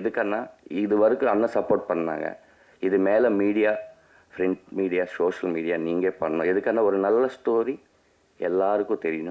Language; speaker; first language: Tamil; non-native, learner; Telugu